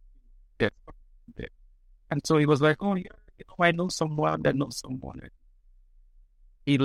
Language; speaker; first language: English; non-native, local second language; Igbo